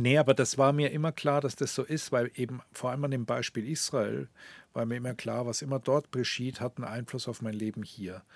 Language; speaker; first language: German; native; German